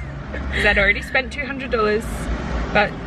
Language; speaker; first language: English; native; English